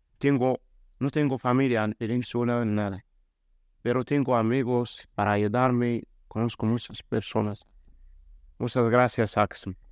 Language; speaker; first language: Spanish; non-native, learner; Arabic